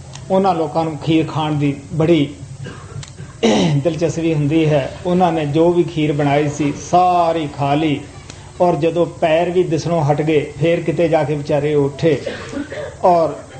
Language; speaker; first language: Punjabi; native; Punjabi